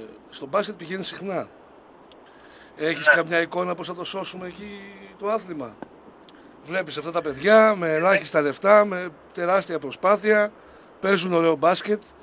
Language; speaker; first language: Greek; native; Greek